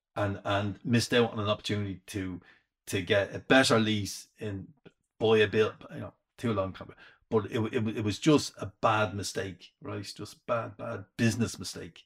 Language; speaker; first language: English; native; English